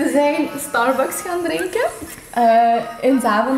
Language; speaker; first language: Dutch; early bilingual, other home language; Turkish